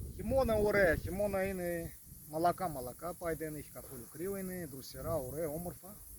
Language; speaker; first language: Greek; non-native, learner; Russian